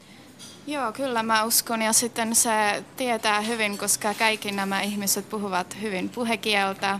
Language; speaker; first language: Finnish; non-native, fluent; Czech